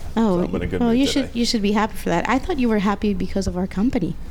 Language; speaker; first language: English; non-native, fluent; Spanish